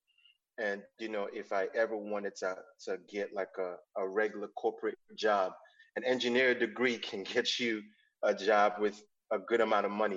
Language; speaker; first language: English; non-native, local second language; Igbo